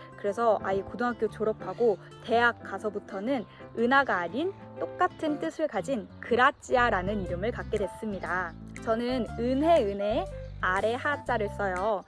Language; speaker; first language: Korean; early bilingual, heritage; Korean